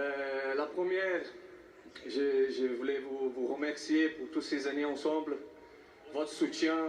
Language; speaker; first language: French; non-native, fluent; Portuguese